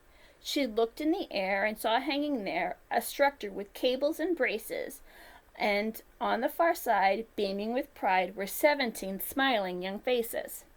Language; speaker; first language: English; native; English